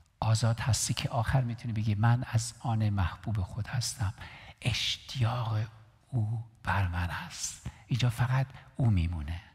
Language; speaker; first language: Persian; non-native, local second language; Armenian